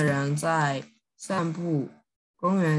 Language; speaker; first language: Chinese; non-native, learner; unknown